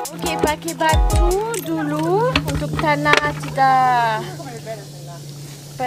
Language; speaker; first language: Indonesian; non-native, learner; French